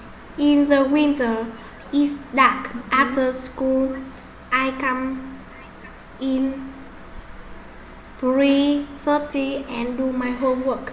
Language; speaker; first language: English; non-native, learner; Vietnamese